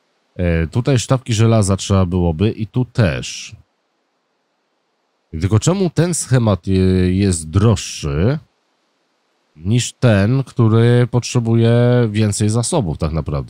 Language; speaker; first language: Polish; native; Polish